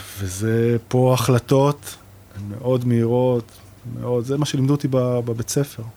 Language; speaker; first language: Hebrew; native; Hebrew